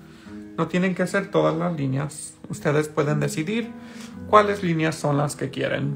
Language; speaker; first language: Spanish; early bilingual, heritage; Spanish